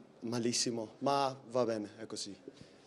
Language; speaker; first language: Italian; non-native, learner; Dutch